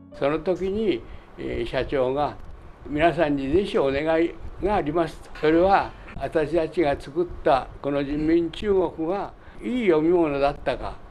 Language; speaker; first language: Japanese; native; Japanese